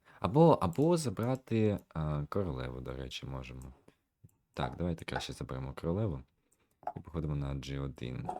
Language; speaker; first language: Ukrainian; native; Ukrainian